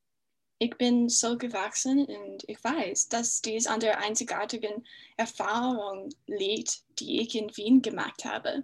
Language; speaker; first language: German; non-native, fluent; English